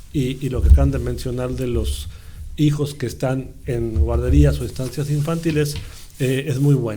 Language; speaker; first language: Spanish; native; Spanish